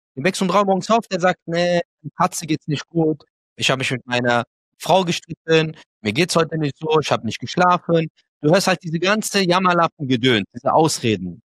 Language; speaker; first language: German; early bilingual, other home language; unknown